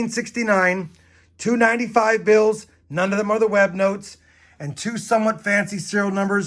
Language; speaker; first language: English; native; English